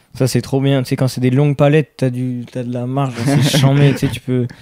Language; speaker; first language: French; native; French